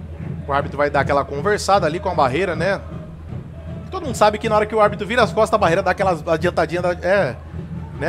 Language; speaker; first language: Portuguese; native; Portuguese